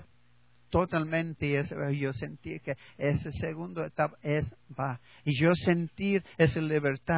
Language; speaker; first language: Spanish; non-native, learner; English